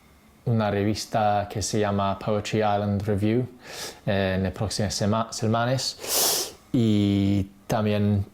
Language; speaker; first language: Spanish; non-native, fluent; English